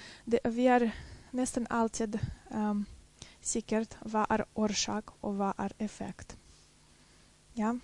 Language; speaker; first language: Norwegian; non-native, fluent; Russian